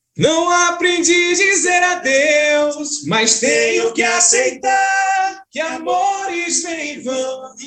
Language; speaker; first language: Portuguese; native; Portuguese